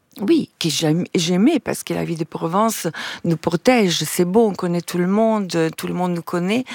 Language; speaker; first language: French; non-native, fluent; Italian